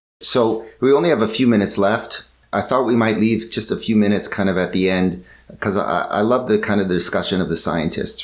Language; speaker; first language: English; native; English